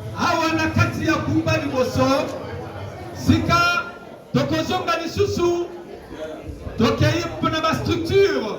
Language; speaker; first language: Lingala; native; Lingala